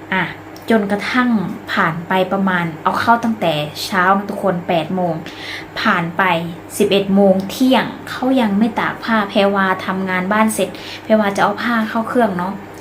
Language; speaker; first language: Thai; native; Thai